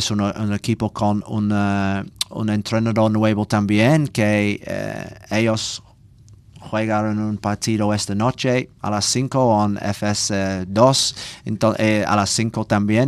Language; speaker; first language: Spanish; non-native, learner; English